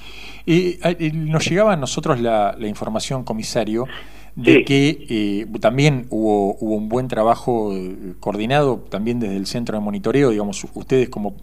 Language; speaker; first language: Spanish; native; Spanish